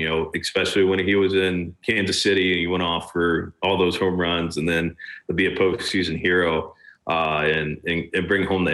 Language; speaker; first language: English; native; English